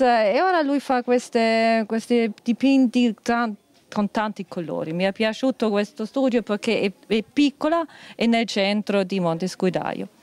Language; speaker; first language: Italian; non-native, fluent; German